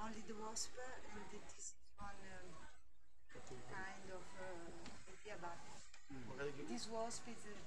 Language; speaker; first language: English; non-native, learner; Italian